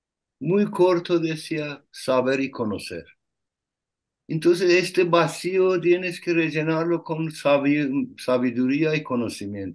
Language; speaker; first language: Spanish; non-native, learner; Persian